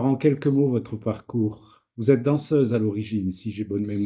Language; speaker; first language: French; native; French